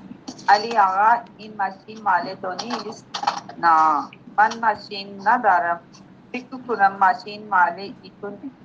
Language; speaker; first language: Persian; non-native, learner; Urdu